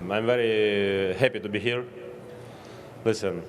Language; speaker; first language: English; non-native, learner; Ukrainian